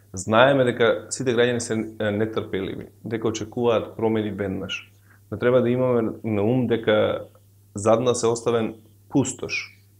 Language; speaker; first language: Macedonian; non-native, local second language; Albanian